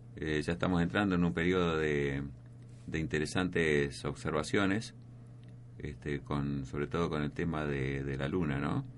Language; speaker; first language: Spanish; native; Spanish